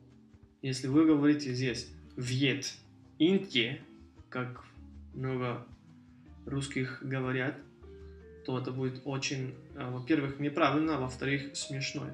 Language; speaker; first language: Russian; early bilingual, heritage; Russian